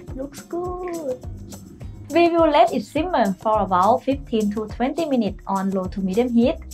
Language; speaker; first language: English; non-native, fluent; Thai